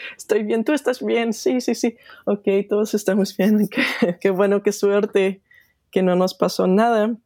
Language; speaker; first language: Spanish; non-native, fluent; Danish